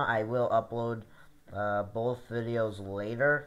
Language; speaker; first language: English; native; English